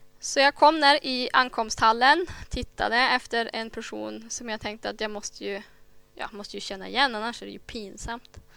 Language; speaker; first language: Swedish; native; Swedish